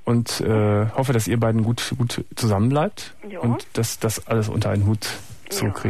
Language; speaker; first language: German; native; German